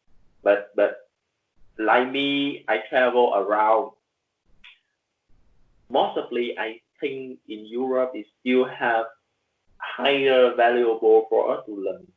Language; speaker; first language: English; non-native, learner; Vietnamese